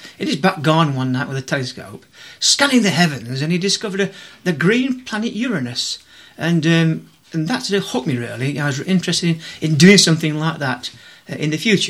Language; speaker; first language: English; native; English